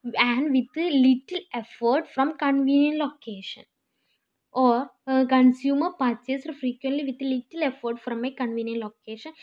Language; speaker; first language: English; non-native, local second language; Malayalam